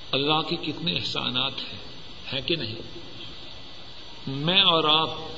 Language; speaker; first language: Urdu; non-native, local second language; Punjabi